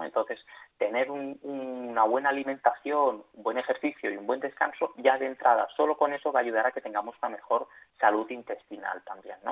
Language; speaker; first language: Spanish; native; Spanish